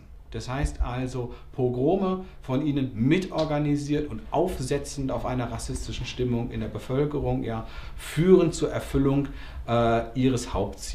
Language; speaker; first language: German; native; German